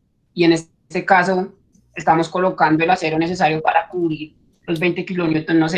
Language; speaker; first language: Spanish; native; Spanish